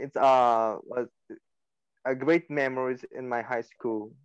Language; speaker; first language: English; non-native, learner; Portuguese